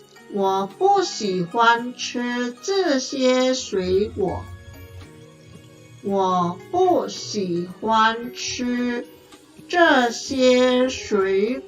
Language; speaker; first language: Chinese; non-native, fluent; Indonesian